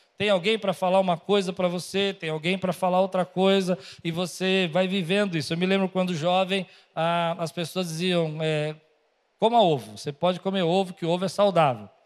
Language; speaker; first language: Portuguese; native; Portuguese